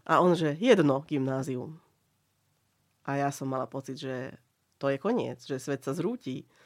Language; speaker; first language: Slovak; non-native, local second language; Hungarian